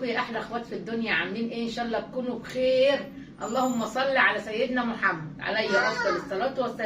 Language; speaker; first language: Arabic; native; Arabic